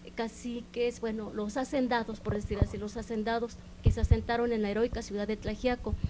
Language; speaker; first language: Spanish; native; Spanish